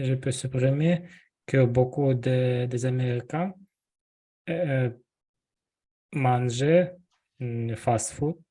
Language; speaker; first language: French; non-native, learner; Russian